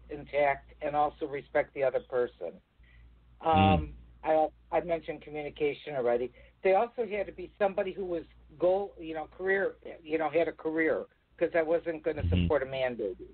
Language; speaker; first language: English; native; English